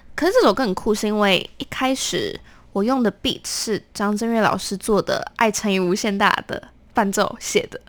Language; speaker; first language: Chinese; non-native, local second language; Min Nan Chinese